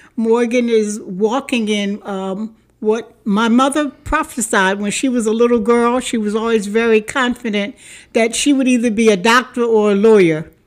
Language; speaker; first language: English; native; English